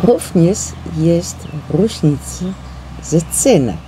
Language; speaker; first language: Polish; non-native, learner; Dutch